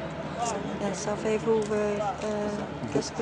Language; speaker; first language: French; non-native, learner; Dutch